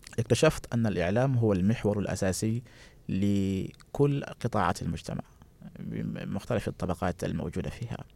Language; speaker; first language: Arabic; non-native, fluent; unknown